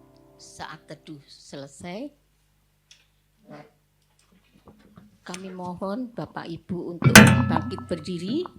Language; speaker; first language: Indonesian; native; Indonesian